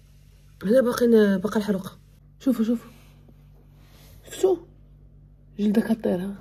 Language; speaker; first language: Arabic; native; Arabic